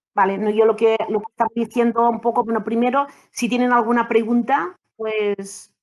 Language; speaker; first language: Spanish; non-native, local second language; Catalan